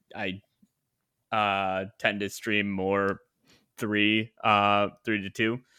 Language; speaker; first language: English; native; English